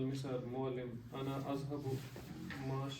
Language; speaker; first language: Arabic; non-native, learner; Urdu